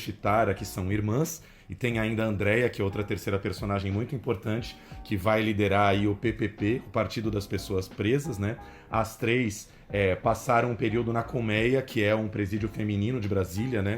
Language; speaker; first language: Portuguese; native; Portuguese